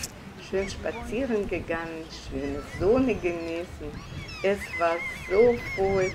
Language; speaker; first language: German; non-native, fluent; Russian